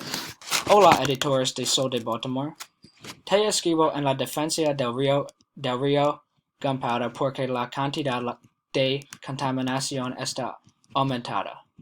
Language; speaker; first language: Spanish; non-native, learner; English